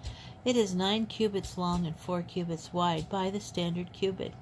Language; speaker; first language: English; native; English